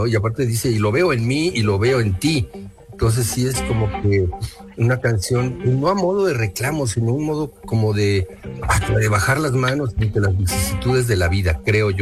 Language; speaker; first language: Spanish; native; Spanish